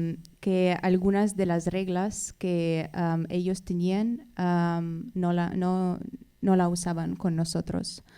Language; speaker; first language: Spanish; non-native, fluent; Russian